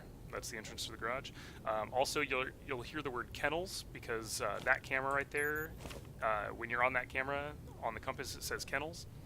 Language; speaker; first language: English; native; English